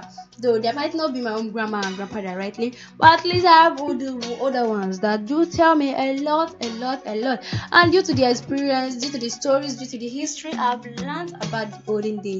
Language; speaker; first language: English; non-native, local second language; Yoruba